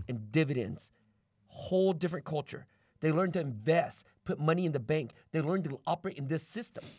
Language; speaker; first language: English; native; English